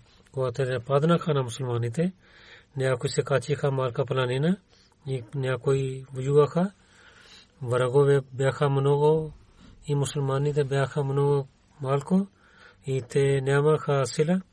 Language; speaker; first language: Bulgarian; non-native, learner; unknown